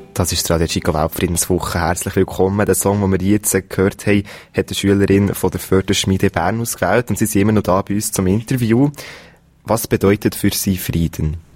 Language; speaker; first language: German; native; German